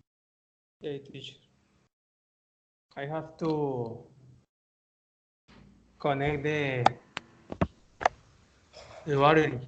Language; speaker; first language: English; non-native, learner; Spanish